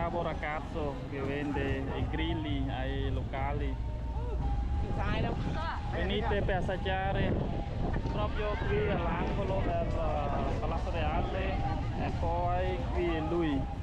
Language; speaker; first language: Italian; non-native, fluent; Vietnamese